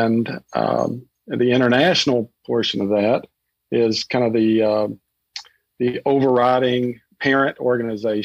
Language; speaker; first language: English; native; English